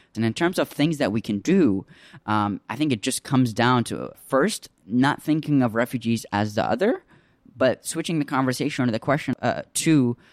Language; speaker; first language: English; early bilingual, other home language; Arabic